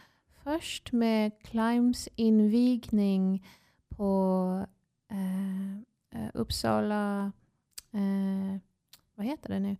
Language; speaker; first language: Swedish; non-native, fluent; English